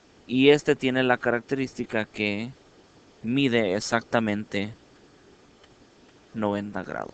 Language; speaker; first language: Spanish; early bilingual, heritage; Spanish